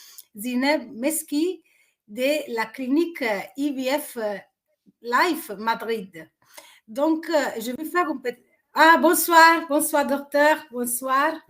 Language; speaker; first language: French; non-native, fluent; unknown